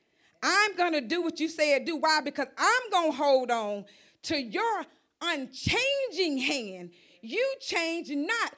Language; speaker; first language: English; native; English